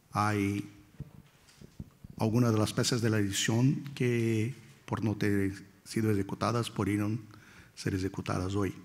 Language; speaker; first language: Spanish; non-native, fluent; Portuguese